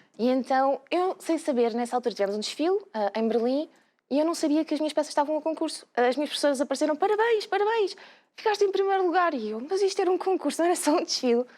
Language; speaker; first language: Portuguese; native; Portuguese